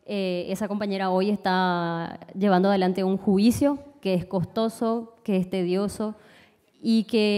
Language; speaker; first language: Spanish; native; Spanish